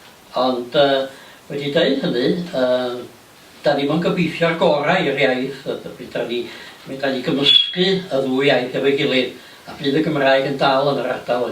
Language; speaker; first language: Welsh; native; Welsh